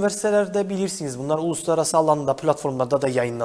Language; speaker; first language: Turkish; native; Turkish